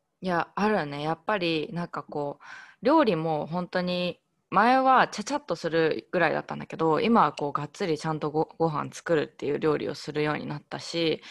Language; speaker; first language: Japanese; native; Japanese